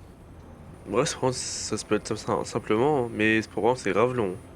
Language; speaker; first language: French; native; French